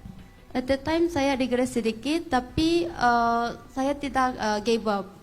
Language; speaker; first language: Indonesian; non-native, fluent; Korean